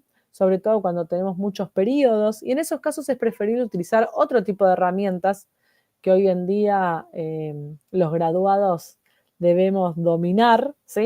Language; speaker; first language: Spanish; native; Spanish